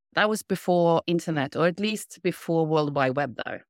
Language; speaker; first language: English; non-native, fluent; Norwegian